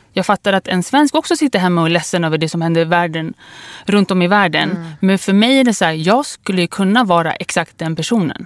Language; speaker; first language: Swedish; early bilingual, other home language; Kurdish